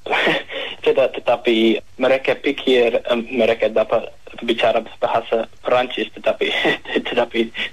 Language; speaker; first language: Indonesian; non-native, learner; English